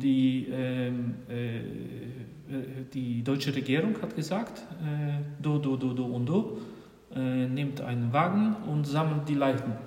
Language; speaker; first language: German; non-native, fluent; Polish